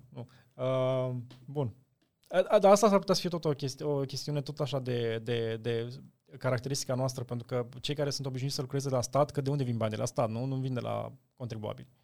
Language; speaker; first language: Romanian; native; Romanian